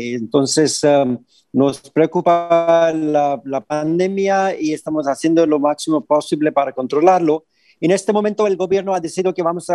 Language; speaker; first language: Spanish; non-native, fluent; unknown